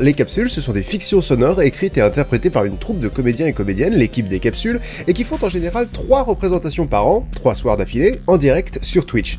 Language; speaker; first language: French; native; French